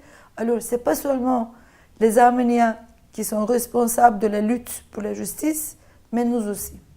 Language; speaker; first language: French; non-native, fluent; Turkish